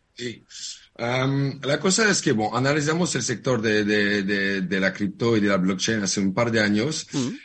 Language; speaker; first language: Spanish; non-native, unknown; French